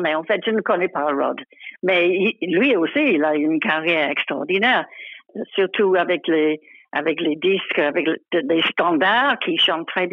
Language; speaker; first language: French; non-native, fluent; English